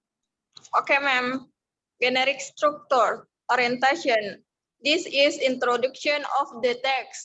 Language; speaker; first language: English; non-native, learner; Indonesian